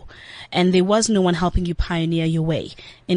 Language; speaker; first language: English; non-native, local second language; Zulu